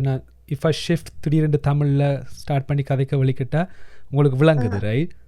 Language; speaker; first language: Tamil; early bilingual, heritage; Tamil